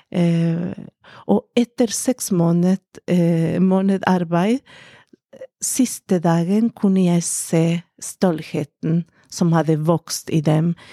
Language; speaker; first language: Norwegian; non-native, fluent; Spanish